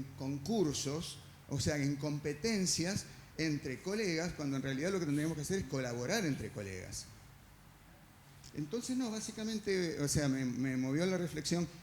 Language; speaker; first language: Spanish; native; Spanish